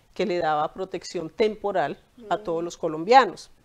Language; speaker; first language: Spanish; native; Spanish